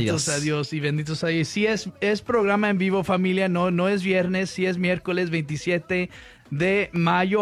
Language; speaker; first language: Spanish; early bilingual, heritage; Spanish